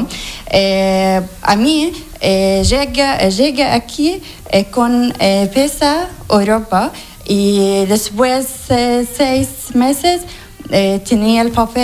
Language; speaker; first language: Spanish; non-native, learner; Arabic